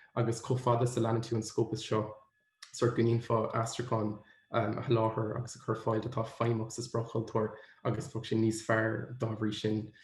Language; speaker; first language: Irish; native; Irish